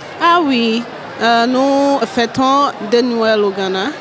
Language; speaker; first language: French; non-native, learner; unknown